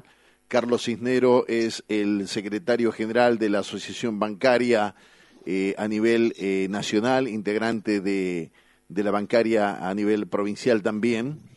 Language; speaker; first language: Spanish; native; Spanish